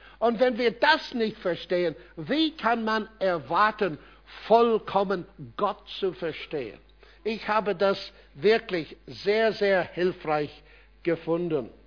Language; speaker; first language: German; non-native, fluent; English